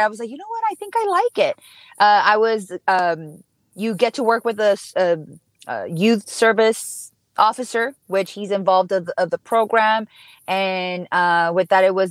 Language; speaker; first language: English; early bilingual, other home language; Spanish